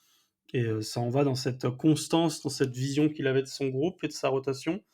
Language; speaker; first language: French; native; French